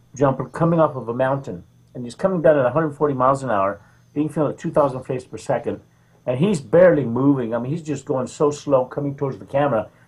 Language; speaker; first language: English; native; English